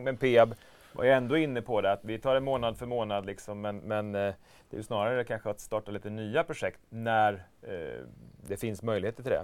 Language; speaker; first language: Swedish; native; Swedish